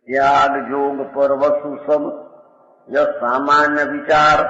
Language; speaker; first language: Hindi; non-native, local second language; Gujarati